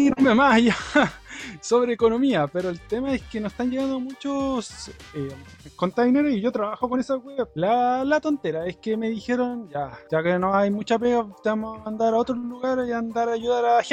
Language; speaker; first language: Spanish; native; Spanish